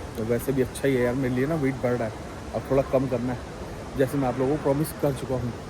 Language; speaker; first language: Hindi; native; Hindi